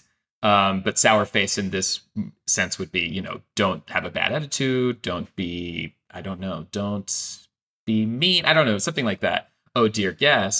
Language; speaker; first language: English; non-native, fluent; Persian